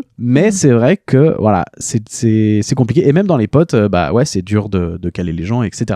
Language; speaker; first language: French; native; French